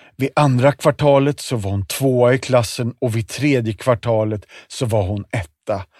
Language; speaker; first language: Swedish; native; Swedish